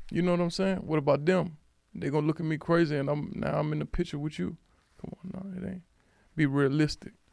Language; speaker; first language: English; native; English